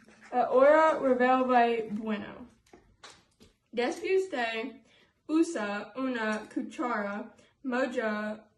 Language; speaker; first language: Spanish; non-native, learner; English